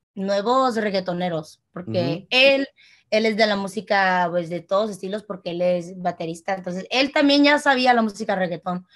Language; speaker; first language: Spanish; early bilingual, heritage; Spanish